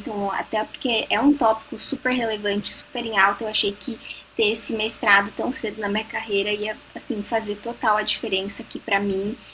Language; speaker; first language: Portuguese; native; Portuguese